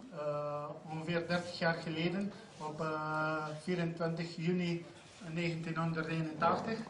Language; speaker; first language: Dutch; non-native, fluent; Croatian